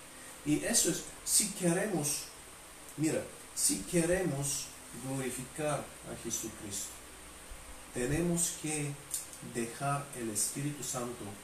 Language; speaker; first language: Spanish; non-native, fluent; Bulgarian